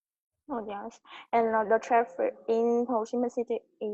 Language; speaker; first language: English; non-native, learner; Vietnamese